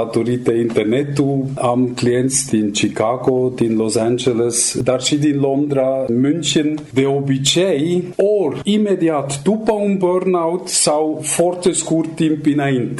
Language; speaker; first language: Romanian; non-native, fluent; German